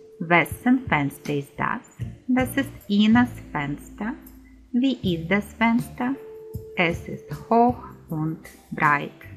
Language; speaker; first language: German; non-native, fluent; Ukrainian